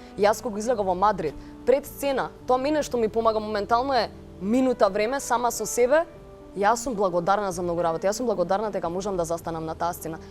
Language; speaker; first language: Macedonian; native; Macedonian